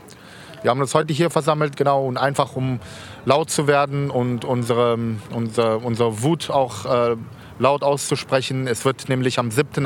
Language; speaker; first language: German; early bilingual, other home language; Persian